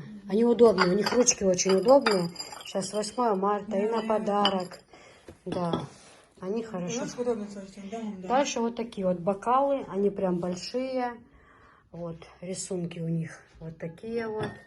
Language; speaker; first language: Russian; non-native, local second language; Chechen